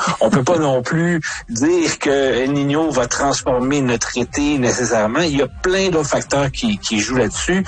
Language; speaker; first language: French; native; French